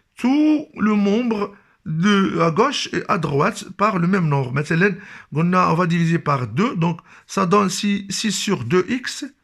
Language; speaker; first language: French; non-native, local second language; Arabic